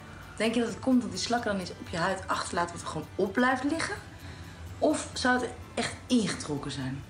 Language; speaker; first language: Dutch; native; Dutch